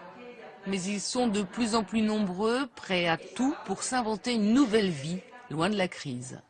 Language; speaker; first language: French; native; French